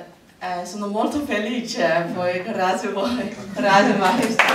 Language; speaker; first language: Italian; non-native, learner; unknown